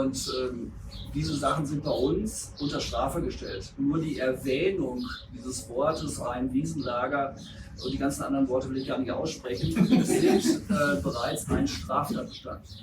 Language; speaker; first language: German; native; German